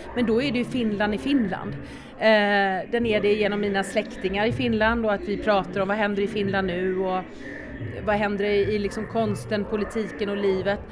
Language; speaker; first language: Swedish; native; Swedish